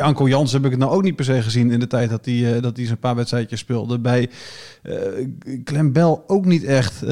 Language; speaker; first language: Dutch; native; Dutch